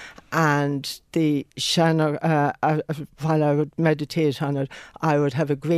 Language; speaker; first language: English; non-native, local second language; Irish